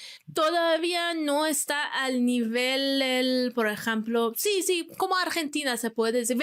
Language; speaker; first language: Spanish; non-native, fluent; Persian